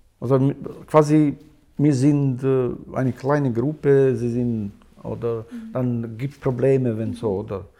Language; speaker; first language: German; non-native, learner; Albanian